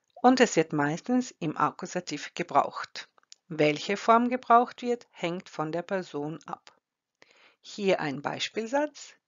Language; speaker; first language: German; non-native, fluent; Croatian